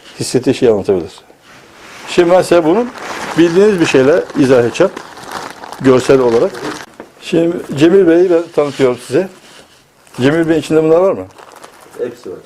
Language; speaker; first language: Turkish; native; Turkish